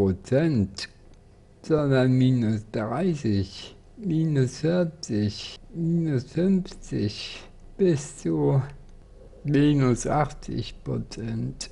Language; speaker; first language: German; native; German